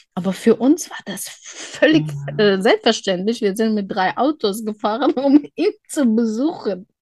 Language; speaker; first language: German; non-native, fluent; Russian